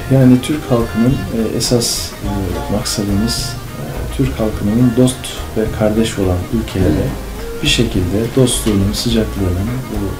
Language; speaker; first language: Turkish; native; Turkish